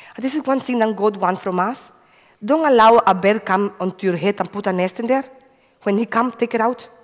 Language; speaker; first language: English; non-native, fluent; Spanish